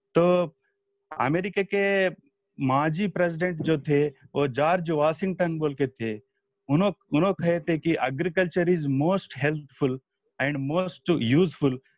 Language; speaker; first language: Hindi; non-native, local second language; Telugu